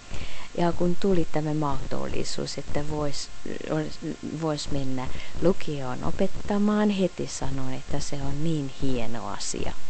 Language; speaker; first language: Finnish; non-native, fluent; Hungarian